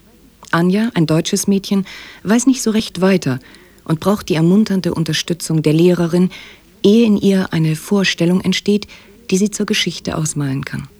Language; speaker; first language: German; native; German